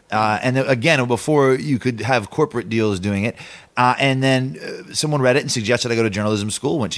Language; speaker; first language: English; native; English